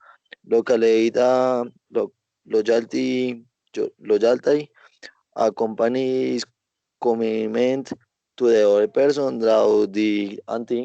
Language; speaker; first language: English; non-native, learner; Spanish